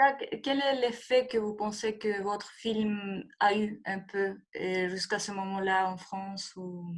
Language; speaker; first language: French; non-native, fluent; Spanish